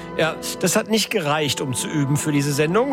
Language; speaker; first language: German; native; German